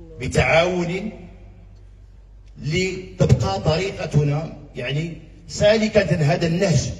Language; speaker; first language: Arabic; native; Arabic